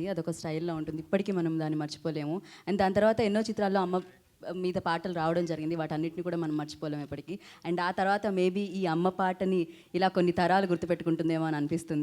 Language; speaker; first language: Telugu; native; Telugu